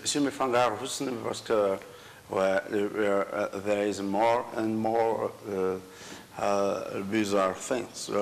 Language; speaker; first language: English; non-native, learner; Malagasy